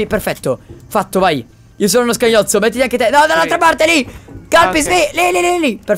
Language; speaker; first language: Italian; native; Italian